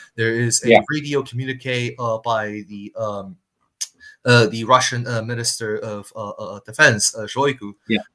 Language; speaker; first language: English; non-native, fluent; Chinese